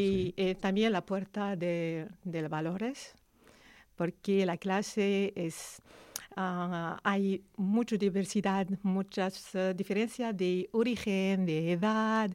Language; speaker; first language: Spanish; non-native, learner; Arabic